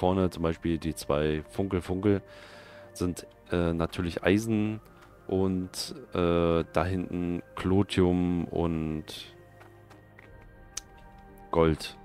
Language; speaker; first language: German; native; German